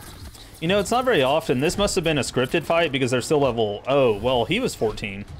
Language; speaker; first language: English; native; English